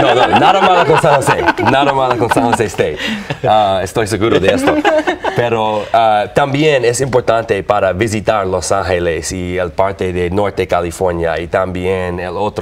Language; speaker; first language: Spanish; non-native, learner; English